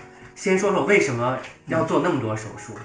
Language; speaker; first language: Chinese; native; Chinese